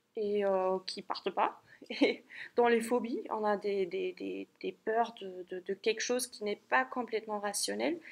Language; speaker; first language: French; non-native, fluent; German